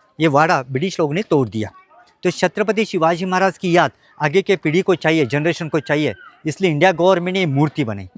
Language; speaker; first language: Hindi; non-native, local second language; Marathi